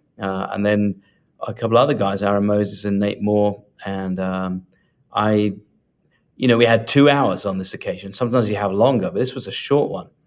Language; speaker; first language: English; native; English